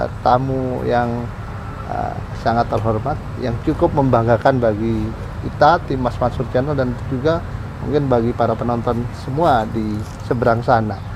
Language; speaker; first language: Indonesian; native; Indonesian